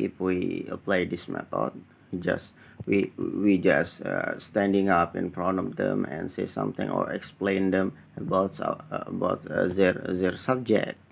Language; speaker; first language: English; non-native, learner; Indonesian